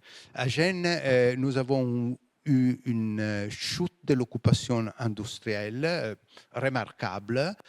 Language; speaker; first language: French; non-native, fluent; Italian